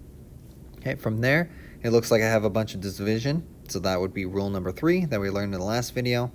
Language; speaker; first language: English; native; English